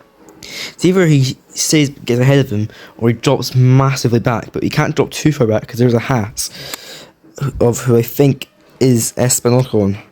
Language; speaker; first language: English; native; English